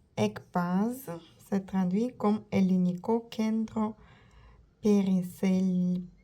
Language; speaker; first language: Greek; non-native, learner; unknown